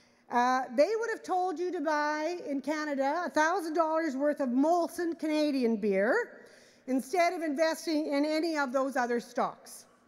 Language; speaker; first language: English; native; English